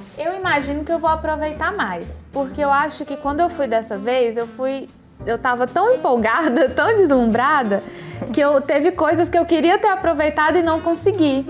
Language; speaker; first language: Portuguese; native; Portuguese